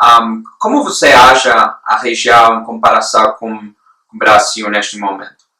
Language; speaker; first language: Portuguese; non-native, fluent; Spanish